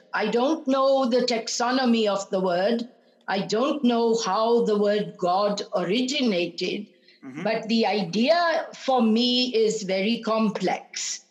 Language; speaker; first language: English; non-native, local second language; Punjabi